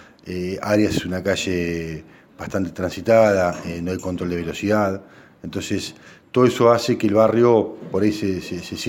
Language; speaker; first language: Spanish; native; Spanish